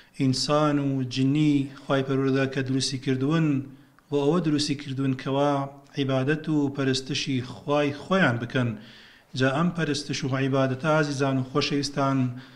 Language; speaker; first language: Central Kurdish; native; Central Kurdish